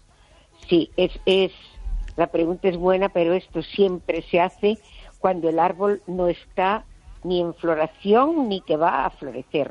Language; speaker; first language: Spanish; native; Spanish